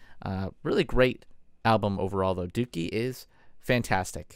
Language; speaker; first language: English; native; English